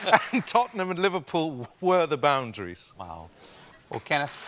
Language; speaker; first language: English; native; English